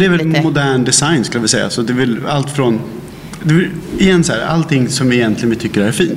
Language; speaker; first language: Swedish; native; Swedish